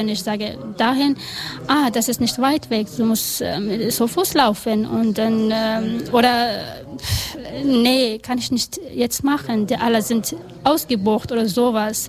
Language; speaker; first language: German; non-native, learner; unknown